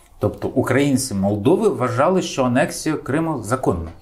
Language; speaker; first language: Ukrainian; native; Ukrainian